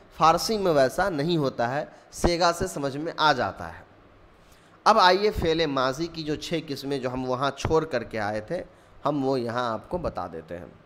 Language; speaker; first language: Urdu; native; Urdu